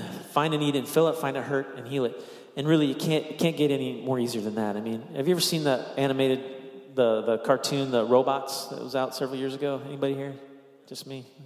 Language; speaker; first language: English; native; English